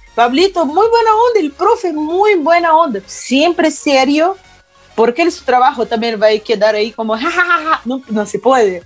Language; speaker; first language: Spanish; non-native, learner; Portuguese